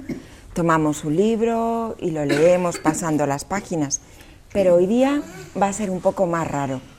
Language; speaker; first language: Spanish; native; Spanish